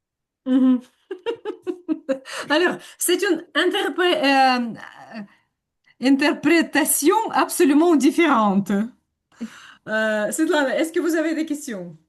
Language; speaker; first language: French; non-native, fluent; Ukrainian